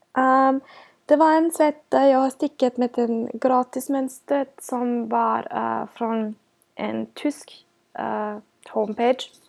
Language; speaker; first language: Swedish; non-native, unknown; German